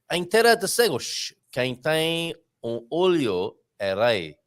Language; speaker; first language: Portuguese; non-native, learner; English